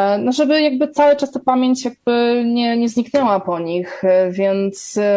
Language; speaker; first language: Polish; native; Polish